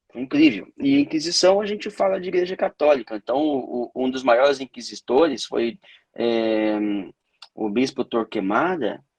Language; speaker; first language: Portuguese; native; Portuguese